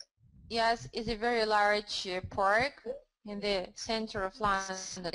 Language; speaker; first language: English; non-native, fluent; Russian